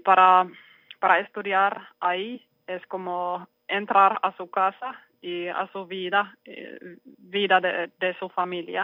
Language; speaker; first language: Spanish; non-native, learner; Finnish